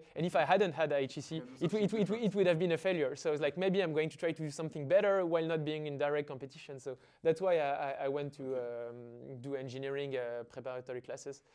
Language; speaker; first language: English; non-native, fluent; French